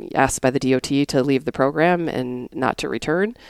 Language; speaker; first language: English; native; English